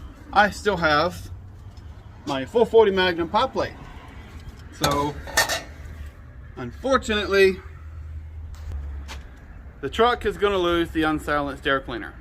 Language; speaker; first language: English; native; English